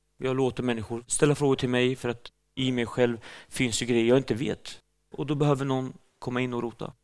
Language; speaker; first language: Swedish; early bilingual, other home language; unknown